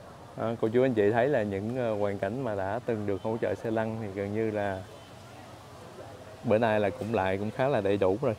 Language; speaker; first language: Vietnamese; native; Vietnamese